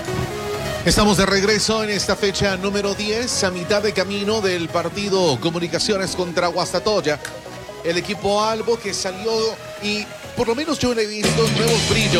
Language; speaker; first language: Spanish; native; Spanish